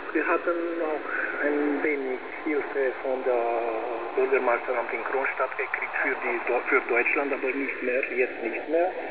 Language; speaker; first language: German; non-native, fluent; Romanian